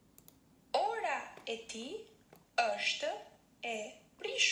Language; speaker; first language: Albanian; non-native, learner; Finnish